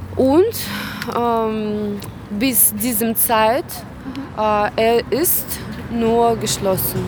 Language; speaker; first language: German; non-native, learner; Russian